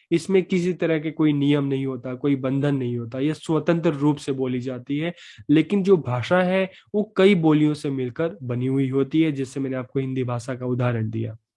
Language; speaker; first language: Hindi; native; Hindi